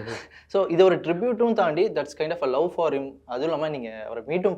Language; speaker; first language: Tamil; native; Tamil